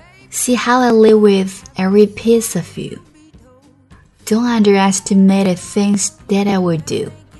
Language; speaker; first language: English; non-native, fluent; Chinese